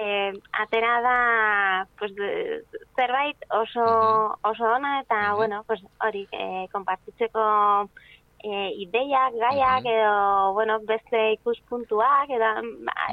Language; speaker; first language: Basque; non-native, fluent; Spanish